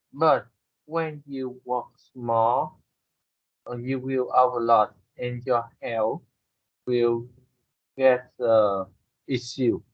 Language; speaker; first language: English; non-native, learner; Vietnamese